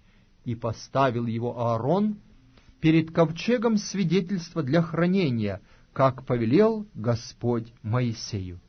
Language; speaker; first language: Russian; native; Russian